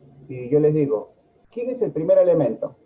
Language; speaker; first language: Spanish; native; Spanish